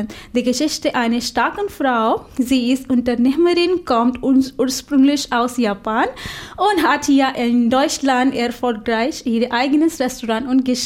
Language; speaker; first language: German; non-native, fluent; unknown